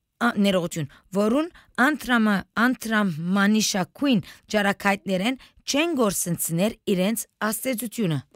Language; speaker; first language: Armenian; early bilingual, heritage; Armenian